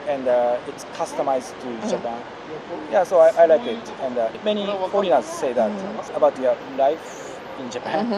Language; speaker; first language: English; non-native, fluent; Japanese